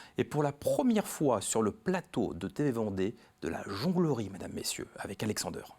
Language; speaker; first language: French; native; French